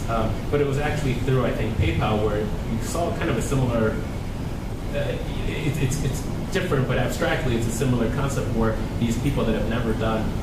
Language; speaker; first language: English; native; English